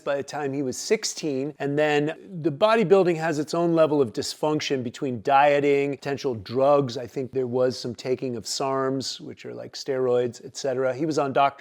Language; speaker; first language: English; native; English